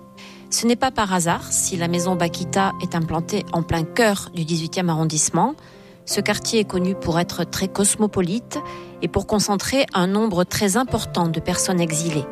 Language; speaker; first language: French; native; French